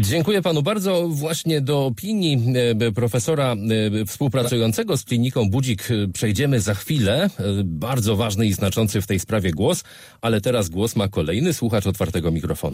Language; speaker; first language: Polish; native; Polish